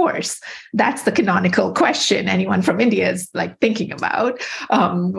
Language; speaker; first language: English; non-native, local second language; Bangla